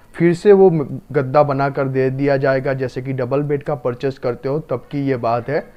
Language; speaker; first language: Hindi; non-native, local second language; Gujarati